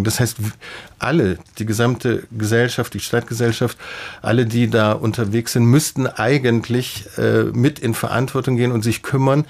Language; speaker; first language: German; native; German